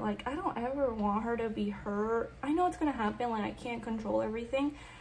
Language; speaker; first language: English; early bilingual, other home language; Spanish